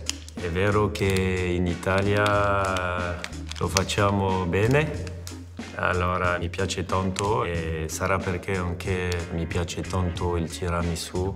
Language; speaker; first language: Italian; non-native, fluent; French